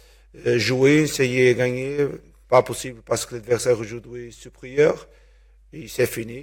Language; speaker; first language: French; non-native, learner; Portuguese